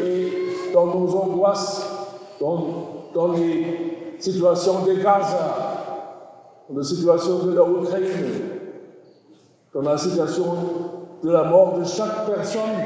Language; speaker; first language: French; non-native, learner; German